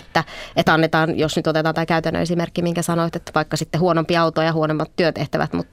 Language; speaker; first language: Finnish; native; Finnish